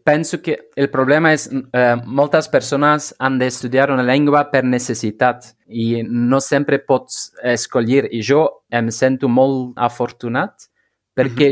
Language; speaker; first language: Italian; non-native, fluent; Dutch